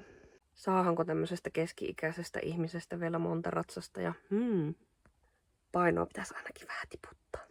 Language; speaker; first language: Finnish; native; Finnish